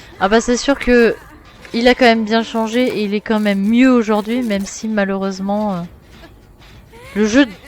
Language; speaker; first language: French; native; French